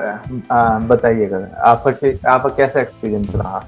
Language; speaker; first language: Hindi; native; Hindi